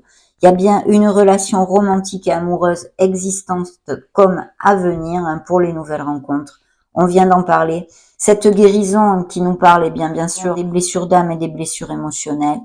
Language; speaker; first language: French; native; French